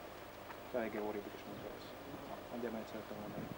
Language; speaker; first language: Hungarian; native; Hungarian